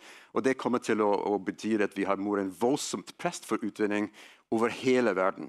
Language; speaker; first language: Norwegian; non-native, fluent; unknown